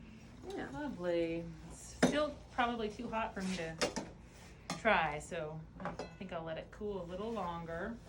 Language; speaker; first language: English; native; English